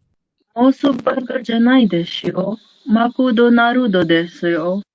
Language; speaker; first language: Japanese; non-native, learner; Filipino